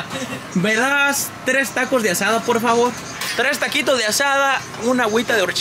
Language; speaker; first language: Spanish; native; Spanish